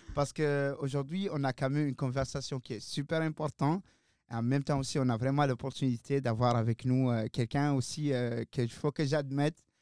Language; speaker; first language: French; non-native, local second language; Arabic